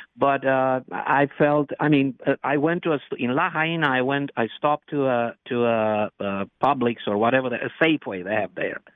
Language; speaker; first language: English; non-native, fluent; Romanian